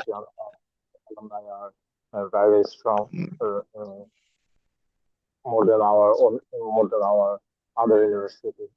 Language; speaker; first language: English; non-native, learner; Bangla